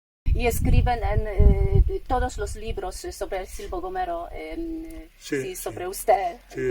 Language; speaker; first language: Spanish; non-native, fluent; Polish